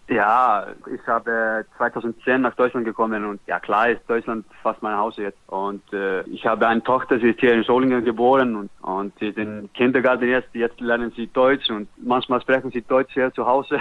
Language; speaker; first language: German; non-native, learner; Icelandic